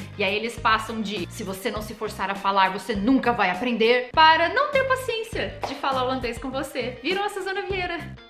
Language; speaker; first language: Portuguese; native; Portuguese